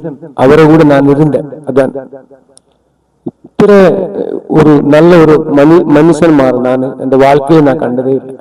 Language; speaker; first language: Tamil; non-native, learner; Malayalam